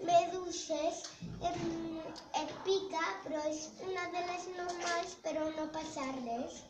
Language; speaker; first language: Catalan; non-native, local second language; Spanish